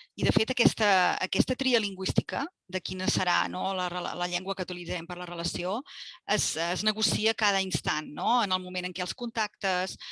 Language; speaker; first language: Catalan; native; Catalan